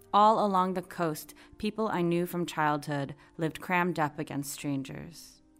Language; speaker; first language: English; native; English